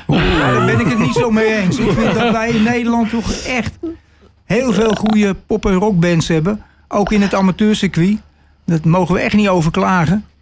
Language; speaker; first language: Dutch; native; Dutch